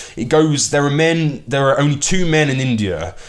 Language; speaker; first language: English; early bilingual, other home language; Hindi